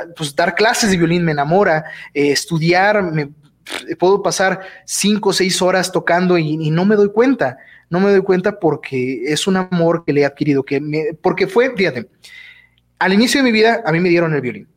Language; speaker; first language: Spanish; native; Spanish